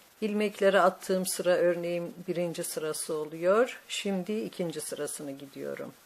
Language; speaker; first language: Turkish; native; Turkish